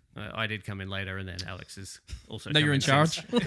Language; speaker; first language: English; native; English